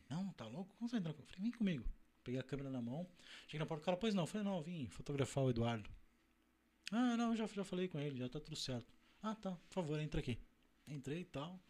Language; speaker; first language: Portuguese; native; Portuguese